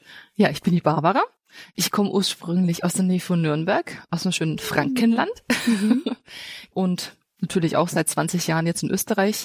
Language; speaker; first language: German; native; German